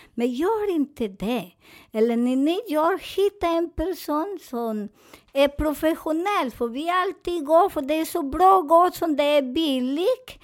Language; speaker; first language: Swedish; non-native, fluent; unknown